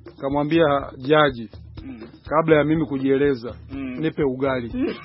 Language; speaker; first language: Swahili; non-native, local second language; Rundi